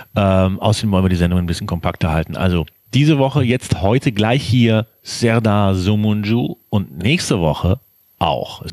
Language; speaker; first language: German; native; German